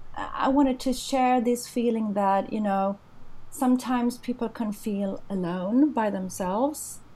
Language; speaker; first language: English; non-native, fluent; Swedish